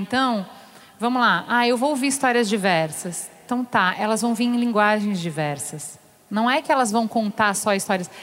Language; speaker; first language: Portuguese; native; Portuguese